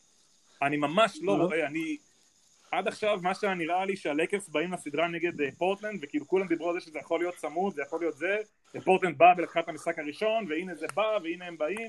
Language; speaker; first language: Hebrew; native; Hebrew